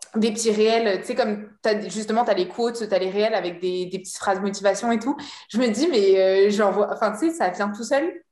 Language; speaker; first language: French; native; French